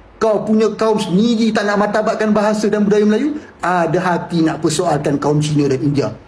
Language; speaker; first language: Malay; native; Malay